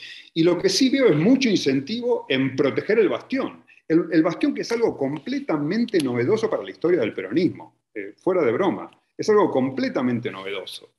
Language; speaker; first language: Spanish; native; Spanish